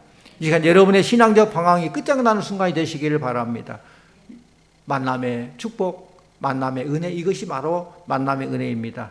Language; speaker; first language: Korean; native; Korean